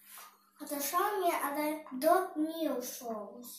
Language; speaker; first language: Vietnamese; early bilingual, heritage; Vietnamese